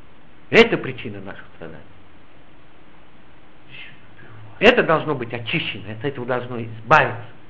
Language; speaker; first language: Russian; native; Russian